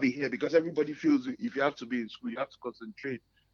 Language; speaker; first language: English; non-native, local second language; Yoruba